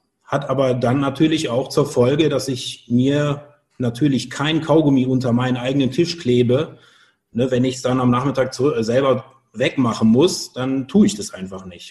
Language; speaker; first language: German; native; German